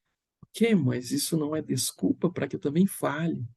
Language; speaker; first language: Portuguese; native; Portuguese